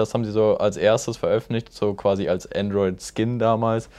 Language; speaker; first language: German; native; German